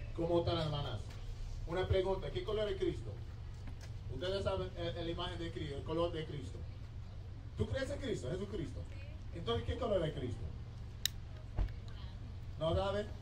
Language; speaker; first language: Spanish; non-native, learner; English